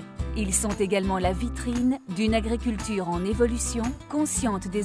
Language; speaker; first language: French; native; French